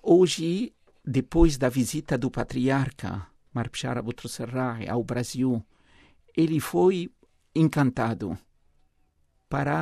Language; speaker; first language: Portuguese; non-native, fluent; Arabic